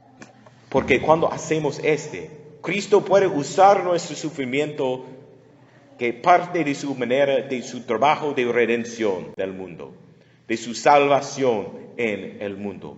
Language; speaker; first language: Spanish; non-native, fluent; English